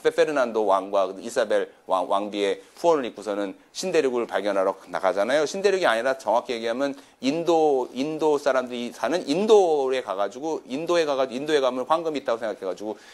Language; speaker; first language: Korean; native; Korean